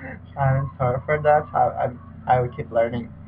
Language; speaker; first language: English; non-native, learner; Portuguese